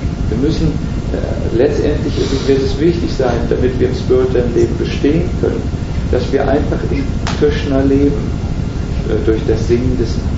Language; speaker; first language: German; native; German